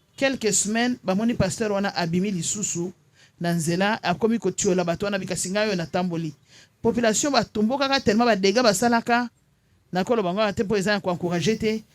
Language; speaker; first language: Lingala; native; Lingala